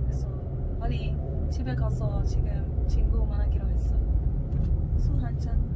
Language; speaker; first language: Korean; non-native, learner; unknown